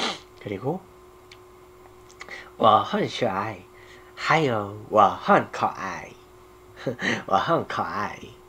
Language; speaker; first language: Chinese; non-native, learner; Korean